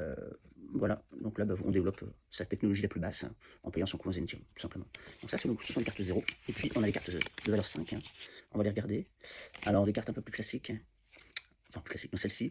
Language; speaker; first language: French; native; French